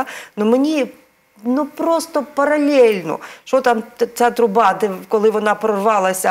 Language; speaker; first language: Ukrainian; native; Ukrainian